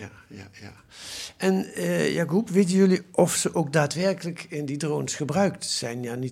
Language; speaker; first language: Dutch; native; Dutch